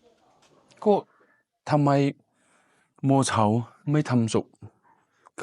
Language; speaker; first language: Thai; non-native, learner; Chinese